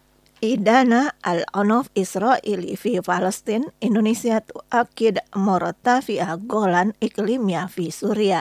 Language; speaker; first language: Arabic; non-native, learner; Indonesian